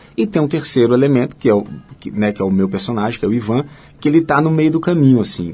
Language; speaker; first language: Portuguese; native; Portuguese